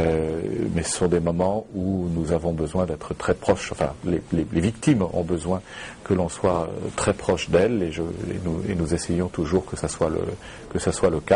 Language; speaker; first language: French; native; French